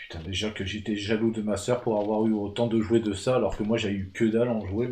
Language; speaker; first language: French; native; French